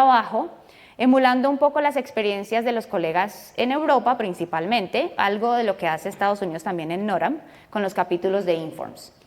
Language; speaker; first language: Spanish; native; Spanish